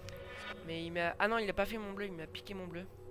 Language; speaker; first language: French; native; French